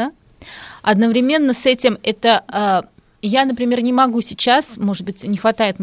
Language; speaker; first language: Russian; native; Russian